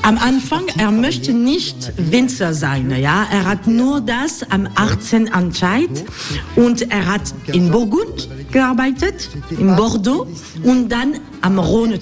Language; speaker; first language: German; non-native, learner; French